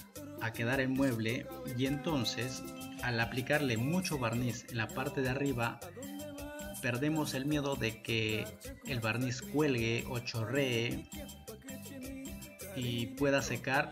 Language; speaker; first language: Spanish; native; Spanish